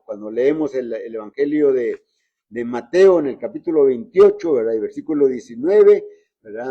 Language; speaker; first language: Spanish; native; Spanish